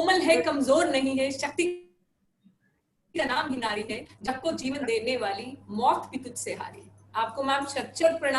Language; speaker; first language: Hindi; native; Hindi